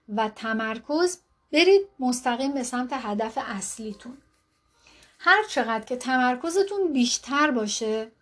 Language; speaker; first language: Persian; native; Persian